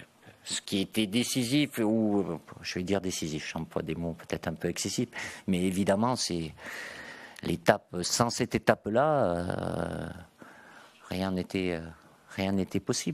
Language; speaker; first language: French; native; French